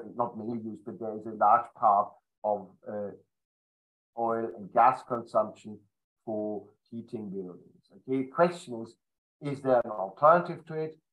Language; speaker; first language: English; non-native, fluent; German